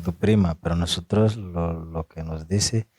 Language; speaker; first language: Spanish; non-native, fluent; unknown